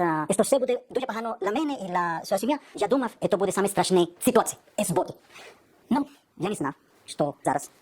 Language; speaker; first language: Ukrainian; non-native, learner; Spanish